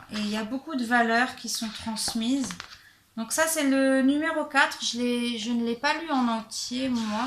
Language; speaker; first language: French; native; French